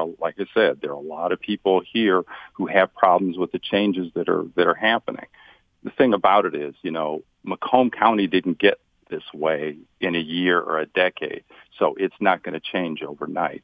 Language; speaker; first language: English; native; English